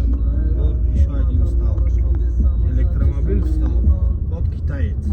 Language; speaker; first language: Russian; non-native, local second language; Tajik